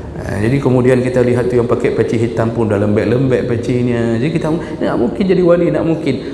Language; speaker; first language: Malay; non-native, local second language; Achinese